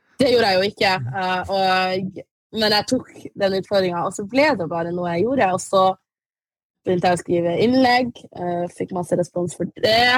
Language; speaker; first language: Norwegian; early bilingual, other home language; Arabic